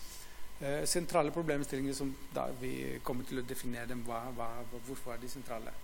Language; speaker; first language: Norwegian; non-native, fluent; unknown